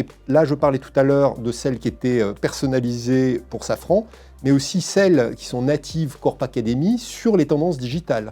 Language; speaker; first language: French; native; French